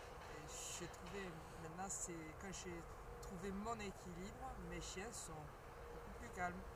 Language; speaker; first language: French; non-native, fluent; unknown